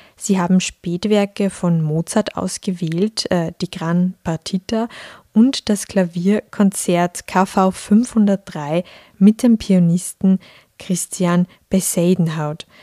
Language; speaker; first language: German; native; German